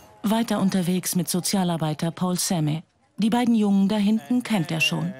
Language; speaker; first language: German; native; German